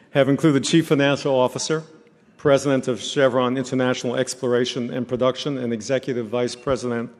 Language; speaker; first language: English; native; English